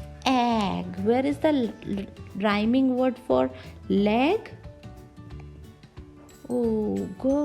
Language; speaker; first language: English; non-native, local second language; Hindi